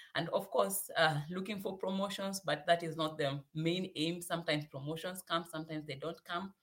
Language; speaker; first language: English; non-native, local second language; Swahili